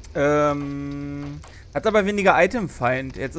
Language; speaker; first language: German; native; German